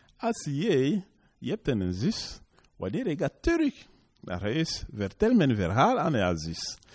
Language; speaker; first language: Dutch; non-native, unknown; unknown